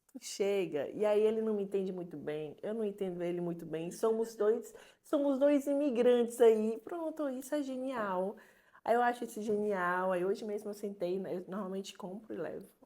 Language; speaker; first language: Portuguese; native; Portuguese